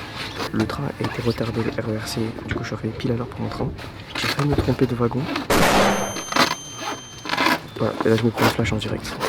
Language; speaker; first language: French; native; French